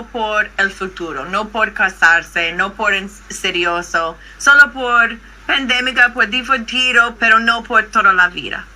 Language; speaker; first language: Spanish; non-native, learner; English